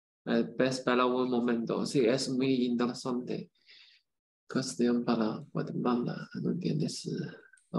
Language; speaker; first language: Spanish; non-native, learner; Chinese